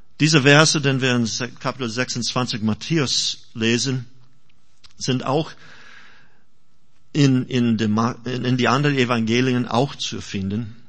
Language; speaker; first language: German; non-native, fluent; English